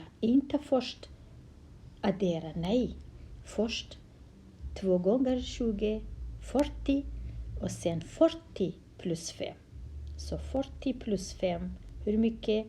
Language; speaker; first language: Swedish; non-native, fluent; Central Kurdish